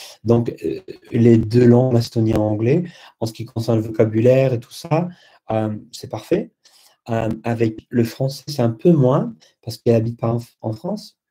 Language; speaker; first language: French; non-native, fluent; English